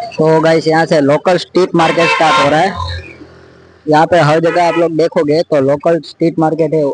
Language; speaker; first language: Hindi; non-native, local second language; Gujarati